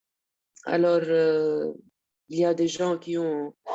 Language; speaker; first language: French; non-native, local second language; Arabic